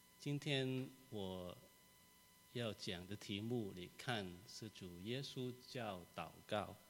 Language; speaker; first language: Chinese; non-native, local second language; Cantonese